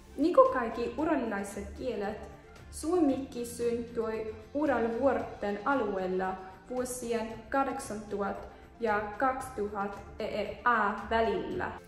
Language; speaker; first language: Finnish; non-native, learner; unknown